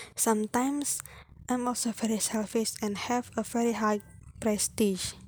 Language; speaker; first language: English; non-native, fluent; Indonesian